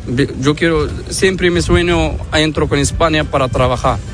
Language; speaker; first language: Spanish; non-native, learner; Arabic